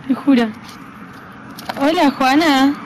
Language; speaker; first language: Spanish; native; Spanish